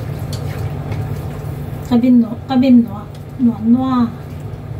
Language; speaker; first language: Chinese; non-native, learner; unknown